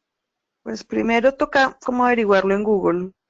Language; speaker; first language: Spanish; native; Spanish